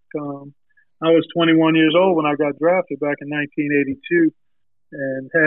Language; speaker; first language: English; native; English